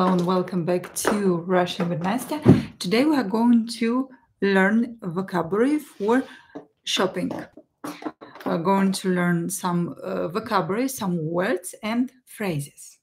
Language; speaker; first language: English; non-native, fluent; Russian